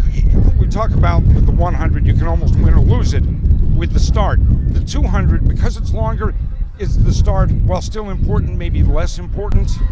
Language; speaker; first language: English; native; English